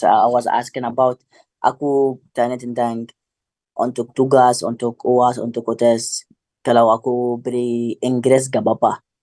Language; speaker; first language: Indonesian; non-native, learner; Arabic